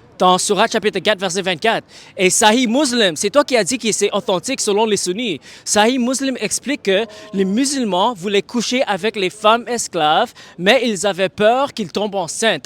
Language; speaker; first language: French; non-native, fluent; English